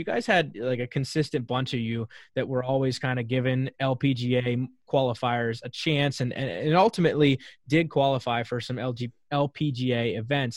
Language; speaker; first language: English; native; English